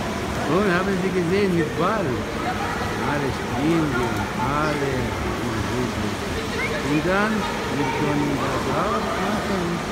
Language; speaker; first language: German; non-native, learner; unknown